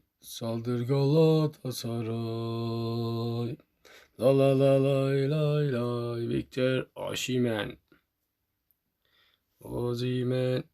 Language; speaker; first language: Turkish; native; Turkish